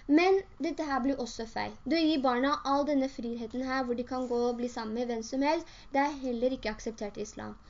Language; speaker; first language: Norwegian; early bilingual, other home language; Urdu